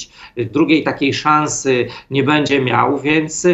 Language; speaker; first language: Polish; native; Polish